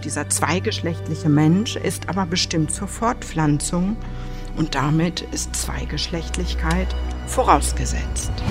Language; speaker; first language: German; native; German